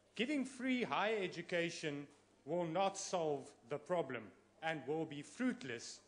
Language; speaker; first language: English; non-native, local second language; Afrikaans